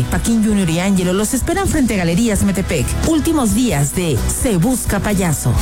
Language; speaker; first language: Spanish; native; Spanish